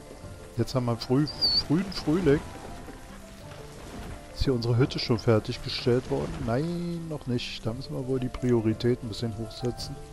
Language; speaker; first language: German; native; German